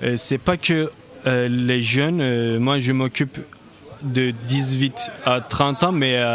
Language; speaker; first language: French; non-native, learner; Turkish